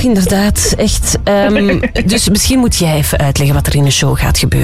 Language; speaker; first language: Dutch; native; Dutch